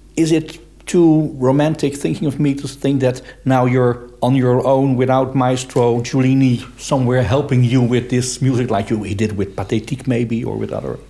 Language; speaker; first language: English; non-native, fluent; Dutch